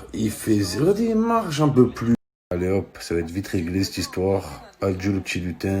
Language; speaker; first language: French; native; French